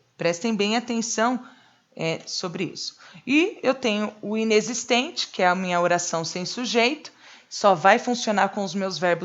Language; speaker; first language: Portuguese; native; Portuguese